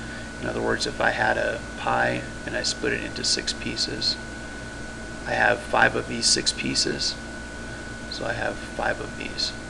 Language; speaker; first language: English; native; English